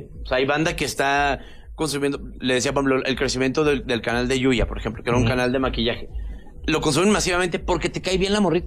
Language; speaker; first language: Spanish; native; Spanish